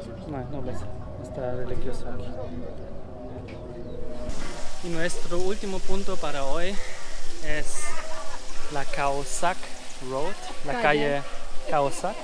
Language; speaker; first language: Spanish; non-native, learner; German